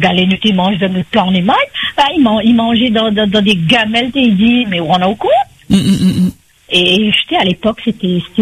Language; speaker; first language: French; non-native, local second language; Réunion Creole French